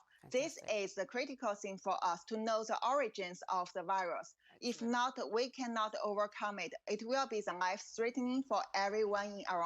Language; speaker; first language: English; non-native, fluent; Chinese